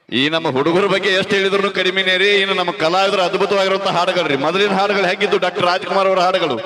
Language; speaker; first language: Kannada; native; Kannada